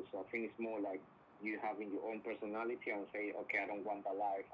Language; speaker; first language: English; non-native, fluent; Spanish